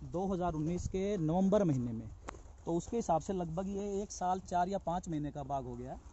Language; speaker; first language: Hindi; native; Hindi